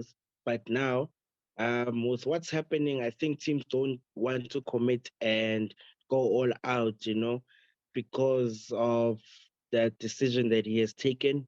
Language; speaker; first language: English; non-native, local second language; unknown